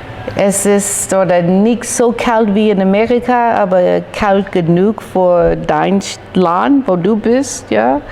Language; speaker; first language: German; non-native, learner; English